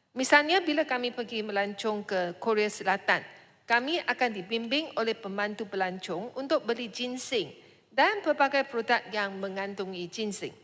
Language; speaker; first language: Malay; non-native, local second language; Chinese